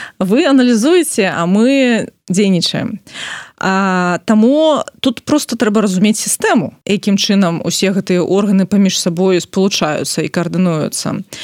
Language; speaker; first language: Belarusian; non-native, local second language; Russian